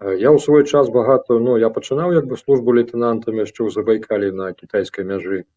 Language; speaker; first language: Belarusian; native; Belarusian